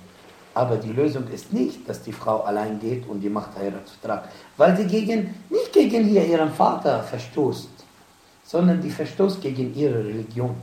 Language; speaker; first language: German; non-native, fluent; Arabic